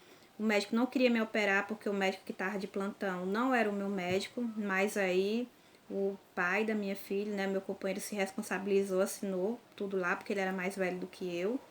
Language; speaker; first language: Portuguese; native; Portuguese